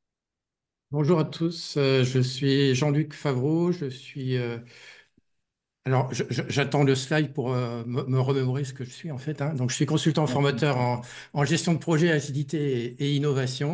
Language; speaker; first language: French; native; French